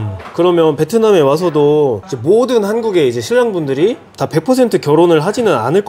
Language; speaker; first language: Korean; native; Korean